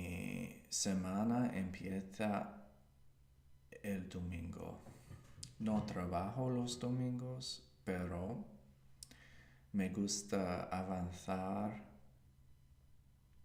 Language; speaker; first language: Spanish; non-native, learner; English